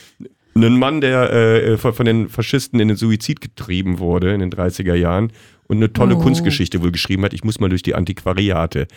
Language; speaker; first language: German; native; German